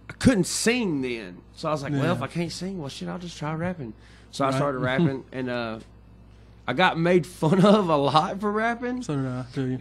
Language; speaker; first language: English; native; English